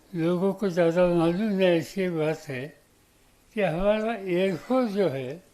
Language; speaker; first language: Hindi; non-native, local second language; Marathi